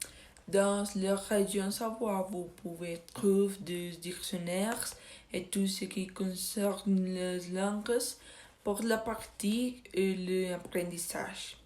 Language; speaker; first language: French; non-native, learner; Spanish